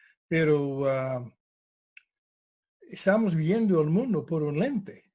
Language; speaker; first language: Spanish; non-native, fluent; English